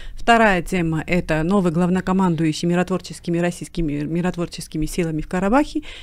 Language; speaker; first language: Russian; non-native, local second language; Armenian